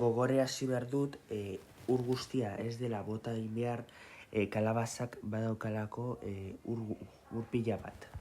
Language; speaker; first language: Basque; non-native, local second language; Spanish